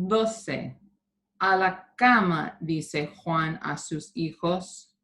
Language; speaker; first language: Spanish; non-native, fluent; English